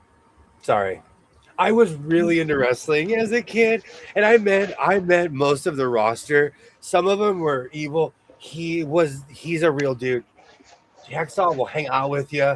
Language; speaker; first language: English; native; English